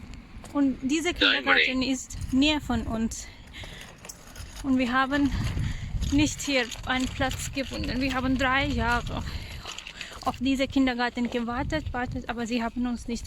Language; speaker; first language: German; non-native, learner; Urdu